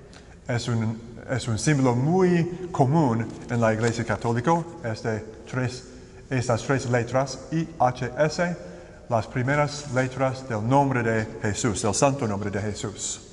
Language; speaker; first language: Spanish; non-native, learner; English